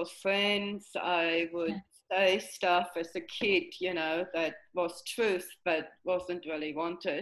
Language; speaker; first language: English; non-native, fluent; German